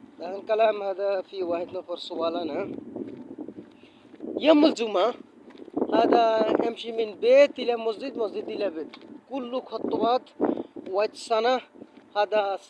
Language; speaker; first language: Arabic; non-native, learner; Bangla